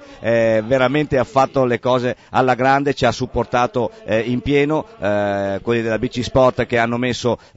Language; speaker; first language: Italian; native; Italian